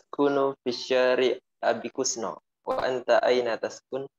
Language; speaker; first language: Arabic; non-native, learner; Indonesian